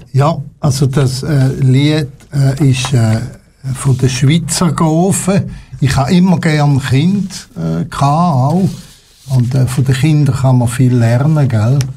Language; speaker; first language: German; non-native, local second language; French